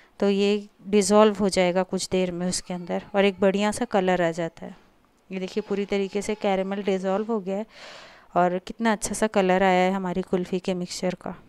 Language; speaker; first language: Hindi; native; Hindi